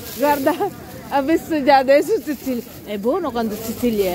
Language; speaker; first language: Italian; non-native, learner; Filipino